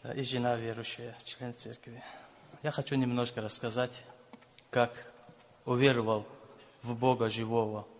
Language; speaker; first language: Russian; non-native, local second language; Lezghian